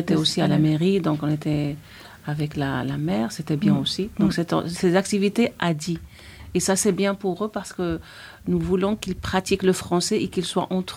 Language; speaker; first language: French; non-native, fluent; Spanish